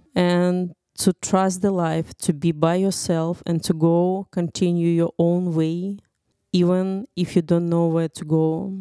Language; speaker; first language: English; non-native, fluent; Ukrainian